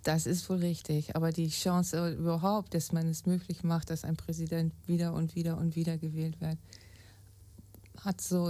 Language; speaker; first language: German; native; German